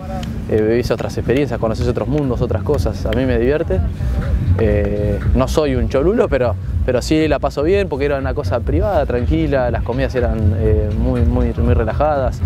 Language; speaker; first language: Spanish; native; Spanish